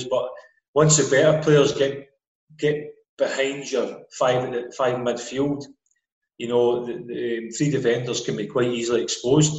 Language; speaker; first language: English; native; English